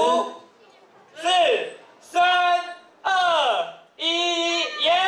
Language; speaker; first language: Chinese; native; Chinese